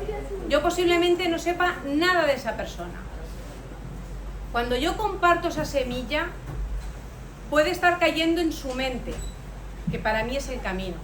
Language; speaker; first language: Spanish; native; Spanish